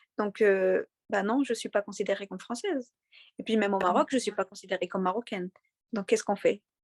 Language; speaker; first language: French; early bilingual, other home language; Arabic